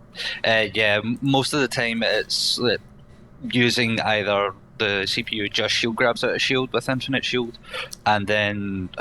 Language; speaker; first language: English; native; English